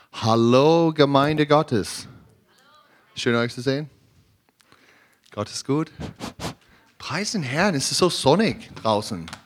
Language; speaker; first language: German; non-native, learner; English